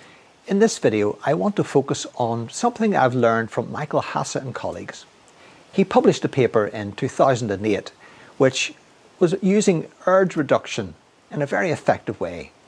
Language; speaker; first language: English; native; English